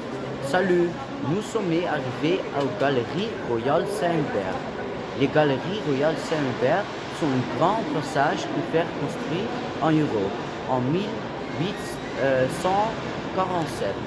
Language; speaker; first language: French; non-native, learner; Dutch